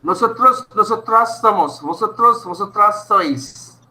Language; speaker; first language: Spanish; non-native, fluent; Bangla